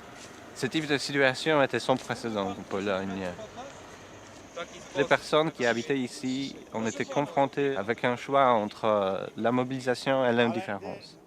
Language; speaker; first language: French; non-native, fluent; Polish